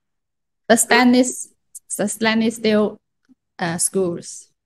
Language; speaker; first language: English; non-native, learner; Chinese